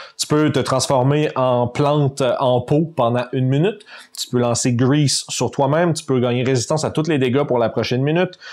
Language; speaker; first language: French; native; French